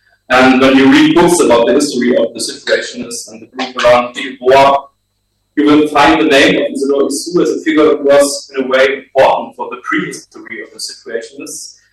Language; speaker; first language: English; non-native, fluent; German